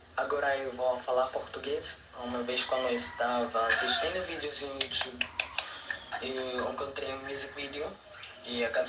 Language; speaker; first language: Portuguese; non-native, learner; Filipino